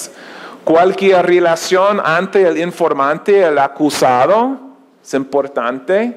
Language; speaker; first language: Spanish; non-native, learner; English